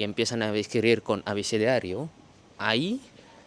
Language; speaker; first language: Spanish; non-native, learner; Indonesian